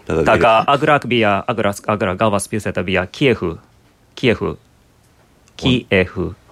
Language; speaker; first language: Latvian; non-native, fluent; Japanese